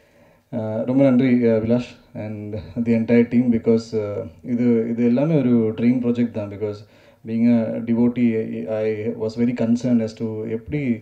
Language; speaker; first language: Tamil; non-native, learner; Malayalam